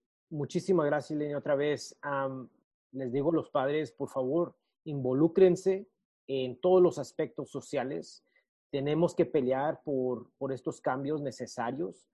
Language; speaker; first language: Spanish; early bilingual, heritage; Spanish